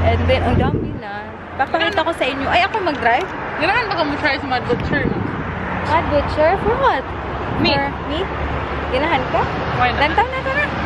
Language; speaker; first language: Filipino; native; Filipino